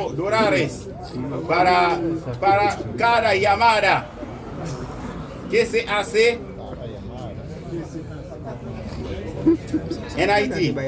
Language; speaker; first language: Spanish; non-native, learner; Haitian Creole